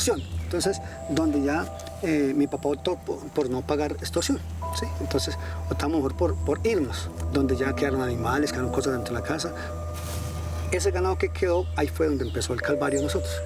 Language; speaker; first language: Spanish; native; Spanish